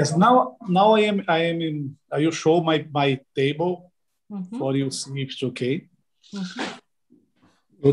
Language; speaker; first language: English; non-native, learner; Portuguese